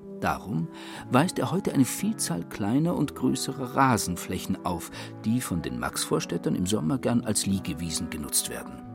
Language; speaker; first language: German; native; German